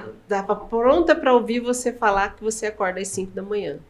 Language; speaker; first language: Portuguese; native; Portuguese